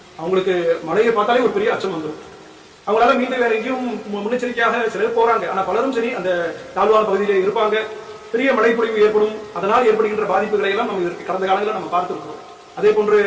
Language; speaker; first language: Tamil; native; Tamil